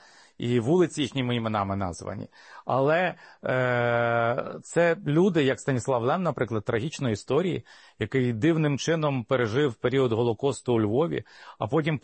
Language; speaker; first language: Ukrainian; native; Ukrainian